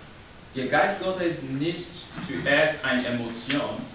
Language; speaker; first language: German; non-native, learner; English